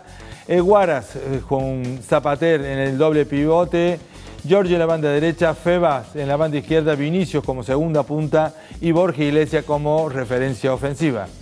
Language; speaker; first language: Spanish; native; Spanish